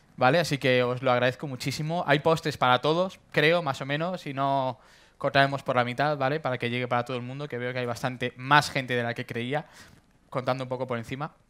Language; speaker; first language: Spanish; native; Spanish